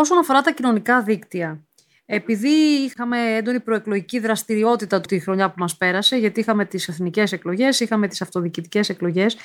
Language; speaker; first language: Greek; native; Greek